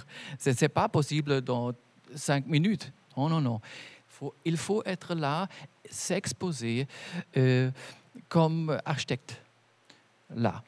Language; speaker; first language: French; non-native, fluent; German